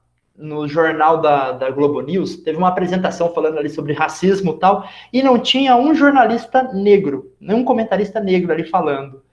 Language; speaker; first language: Portuguese; native; Portuguese